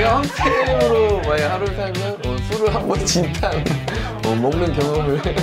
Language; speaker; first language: Korean; native; Korean